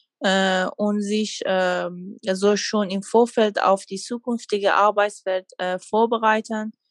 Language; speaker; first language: German; non-native, fluent; Persian